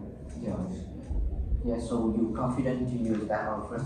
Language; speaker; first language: English; non-native, learner; Vietnamese